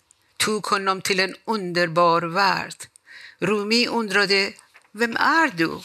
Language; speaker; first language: Swedish; non-native, fluent; Persian